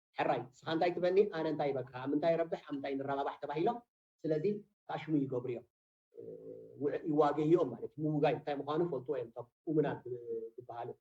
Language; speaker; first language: Tigrinya; native; Tigrinya